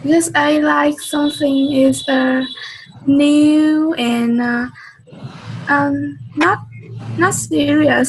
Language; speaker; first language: English; non-native, learner; Vietnamese